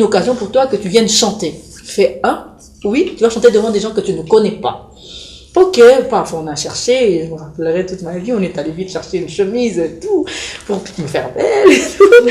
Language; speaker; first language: French; non-native, local second language; Lingala